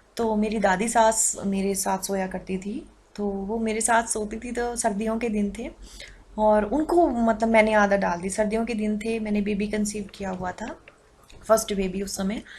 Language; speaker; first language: Hindi; native; Hindi